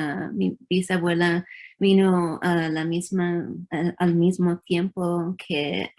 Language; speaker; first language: Spanish; early bilingual, heritage; English